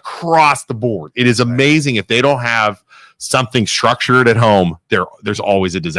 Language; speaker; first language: English; native; English